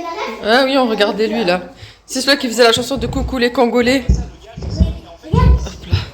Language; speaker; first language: French; native; French